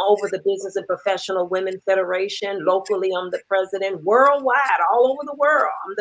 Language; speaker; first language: English; native; English